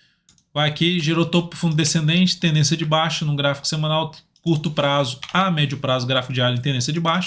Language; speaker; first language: Portuguese; native; Portuguese